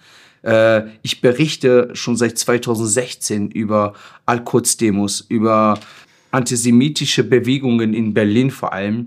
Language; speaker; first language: German; non-native, fluent; Persian